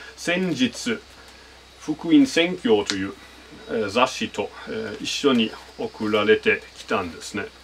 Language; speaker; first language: Japanese; non-native, fluent; German